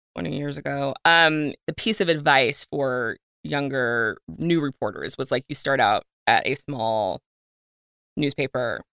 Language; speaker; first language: English; native; English